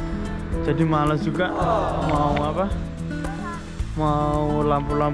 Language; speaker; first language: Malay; non-native, local second language; Javanese